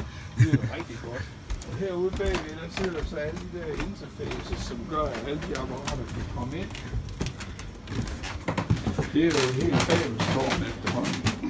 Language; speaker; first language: Danish; native; Danish